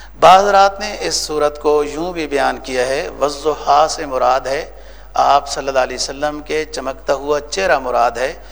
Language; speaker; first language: Urdu; native; Urdu